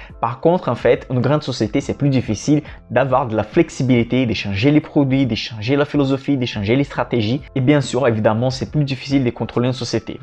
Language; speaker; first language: French; non-native, fluent; Portuguese